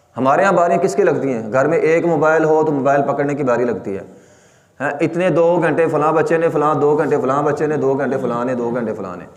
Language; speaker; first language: Urdu; native; Urdu